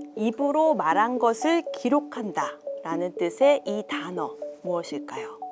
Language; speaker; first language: Korean; native; Korean